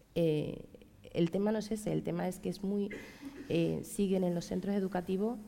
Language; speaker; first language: Spanish; native; Spanish